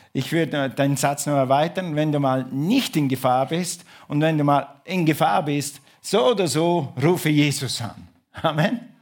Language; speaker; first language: German; non-native, fluent; English